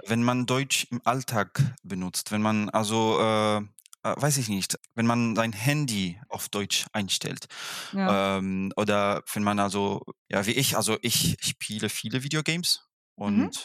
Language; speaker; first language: German; non-native, fluent; Arabic